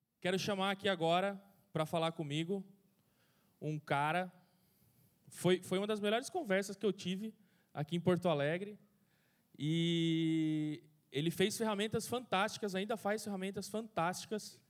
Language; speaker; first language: Portuguese; native; Portuguese